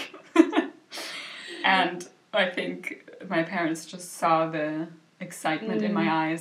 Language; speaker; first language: English; non-native, fluent; German